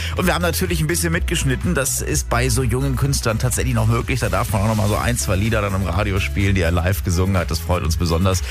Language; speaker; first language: German; native; German